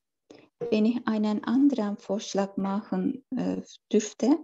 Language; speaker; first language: German; non-native, learner; Turkish